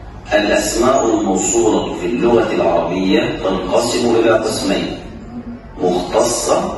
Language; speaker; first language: Arabic; non-native, learner; Indonesian